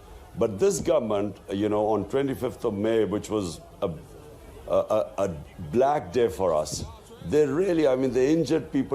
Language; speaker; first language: English; non-native, local second language; Urdu